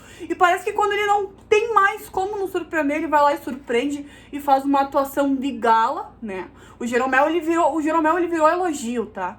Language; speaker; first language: Portuguese; native; Portuguese